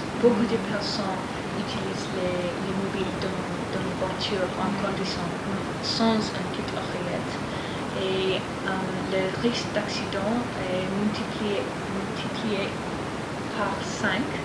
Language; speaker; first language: French; non-native, learner; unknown